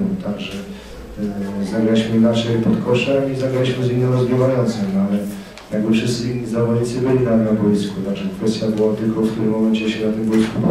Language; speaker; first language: Polish; native; Polish